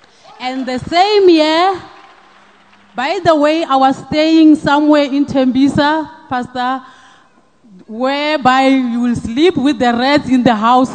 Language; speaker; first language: English; non-native, local second language; Northern Sotho